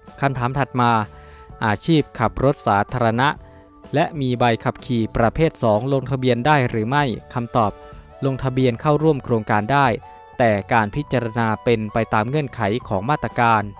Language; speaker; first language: Thai; native; Thai